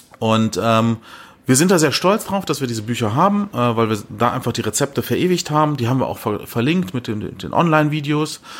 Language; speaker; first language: German; early bilingual, other home language; Turkish